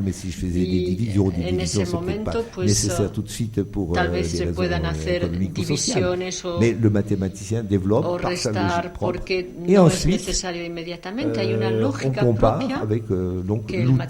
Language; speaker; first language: French; native; French